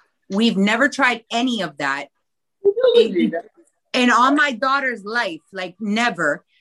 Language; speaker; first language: English; early bilingual, other home language; Spanish